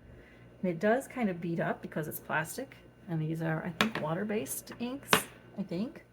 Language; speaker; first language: English; native; English